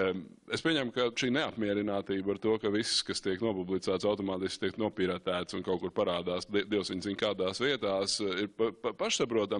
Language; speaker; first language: Latvian; native; Latvian